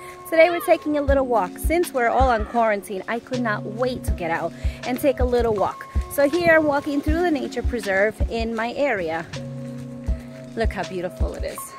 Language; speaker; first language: English; early bilingual, other home language; Spanish